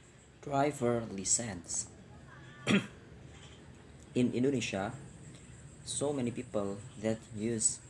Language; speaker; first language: English; non-native, learner; Indonesian